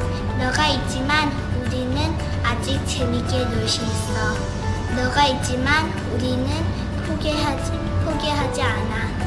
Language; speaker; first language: Korean; early bilingual, heritage; Korean